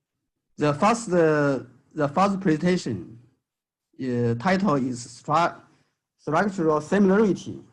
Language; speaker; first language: English; non-native, fluent; Chinese